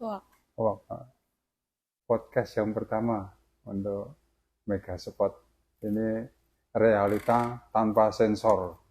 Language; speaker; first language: Indonesian; native; Indonesian